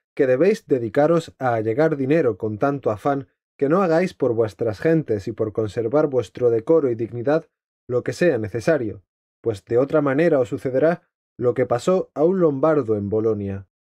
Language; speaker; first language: Spanish; native; Spanish